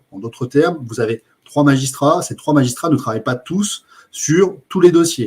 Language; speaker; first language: French; native; French